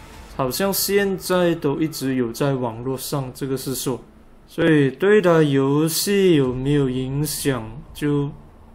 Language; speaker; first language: Chinese; native; Chinese